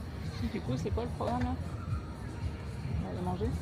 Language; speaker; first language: French; native; French